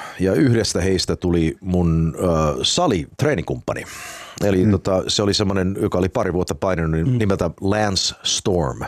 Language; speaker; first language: Finnish; early bilingual, heritage; Finnish